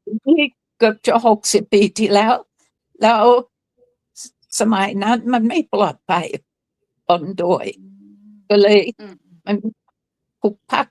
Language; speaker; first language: Thai; non-native, fluent; English